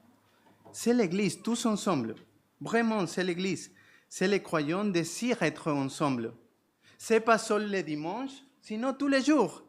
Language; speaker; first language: French; non-native, fluent; Spanish